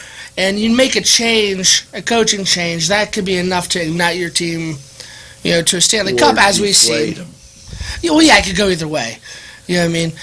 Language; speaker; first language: English; native; English